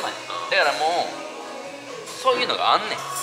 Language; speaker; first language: Japanese; native; Japanese